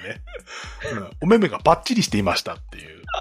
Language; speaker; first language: Japanese; native; Japanese